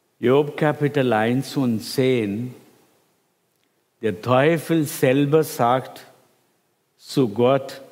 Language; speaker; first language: German; non-native, fluent; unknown